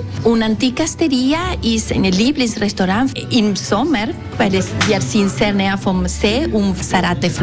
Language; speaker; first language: German; non-native, local second language; Italian